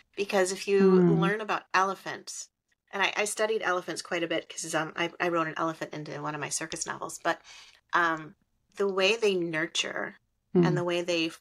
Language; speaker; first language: English; native; English